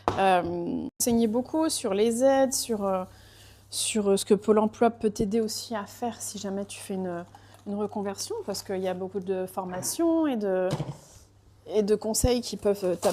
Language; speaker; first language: French; native; French